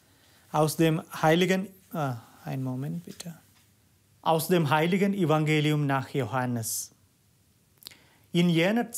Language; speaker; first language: German; non-native, learner; Malayalam